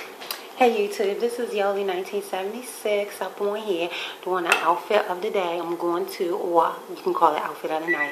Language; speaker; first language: English; native; English